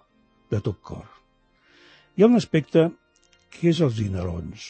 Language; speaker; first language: Catalan; native; Catalan